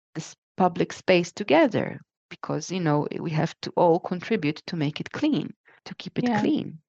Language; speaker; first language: English; non-native, fluent; Hebrew